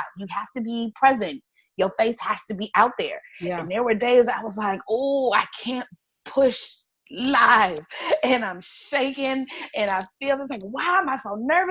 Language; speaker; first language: English; native; English